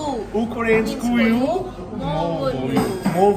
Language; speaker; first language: Ukrainian; non-native, learner; English